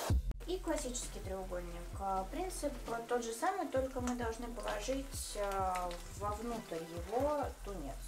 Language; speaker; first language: Russian; native; Russian